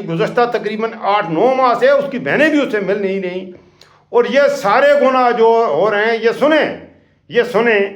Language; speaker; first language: Urdu; non-native, local second language; Punjabi